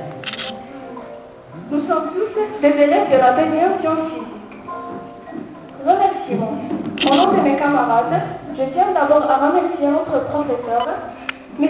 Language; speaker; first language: French; non-native, local second language; Arabic